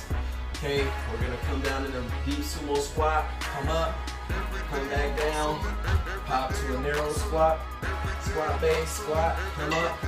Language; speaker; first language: English; native; English